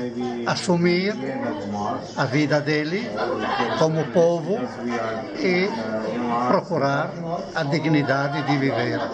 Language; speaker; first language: Portuguese; non-native, fluent; Italian